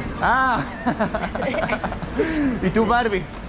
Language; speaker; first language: Spanish; non-native, fluent; Danish